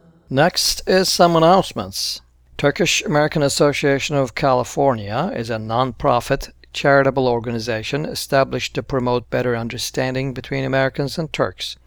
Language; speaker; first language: English; non-native, fluent; Turkish